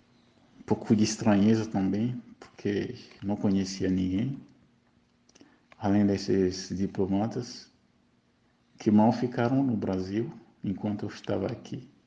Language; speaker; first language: Portuguese; non-native, fluent; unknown